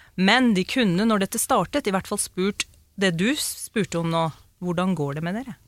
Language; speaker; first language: Norwegian; early bilingual, other home language; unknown